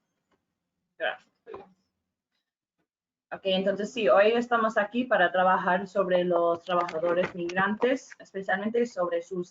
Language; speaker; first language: Spanish; non-native, fluent; English